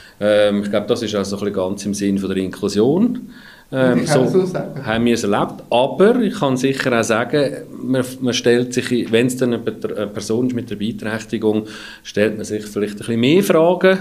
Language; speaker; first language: German; native; German